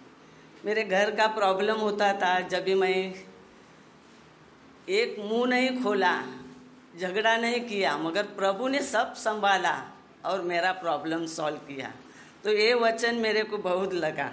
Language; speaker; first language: Hindi; non-native, local second language; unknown